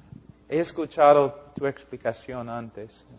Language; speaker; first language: Spanish; non-native, fluent; English